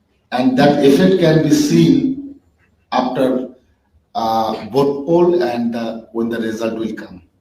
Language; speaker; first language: English; non-native, local second language; Bangla